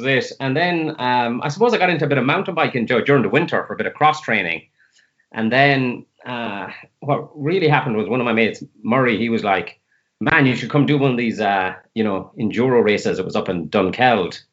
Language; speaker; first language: English; native; English